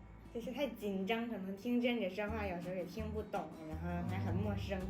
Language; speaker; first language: Chinese; native; Chinese